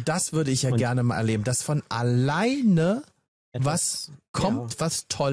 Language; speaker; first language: German; native; German